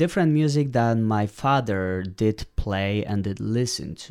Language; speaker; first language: English; non-native, fluent; Polish